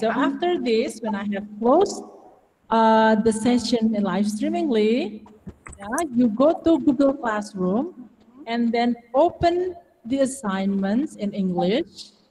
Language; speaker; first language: English; non-native, fluent; Indonesian